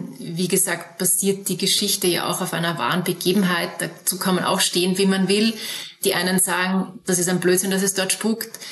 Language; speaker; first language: German; native; German